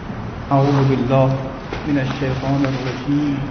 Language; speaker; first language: Arabic; non-native, fluent; Persian